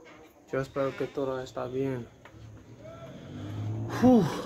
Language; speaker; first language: Spanish; non-native, learner; English